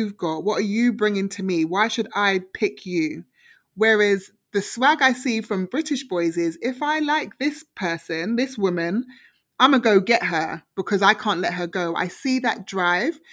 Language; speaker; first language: English; native; English